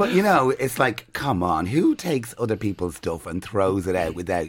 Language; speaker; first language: English; native; English